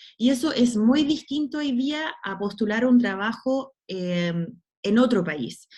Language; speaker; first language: Spanish; non-native, fluent; English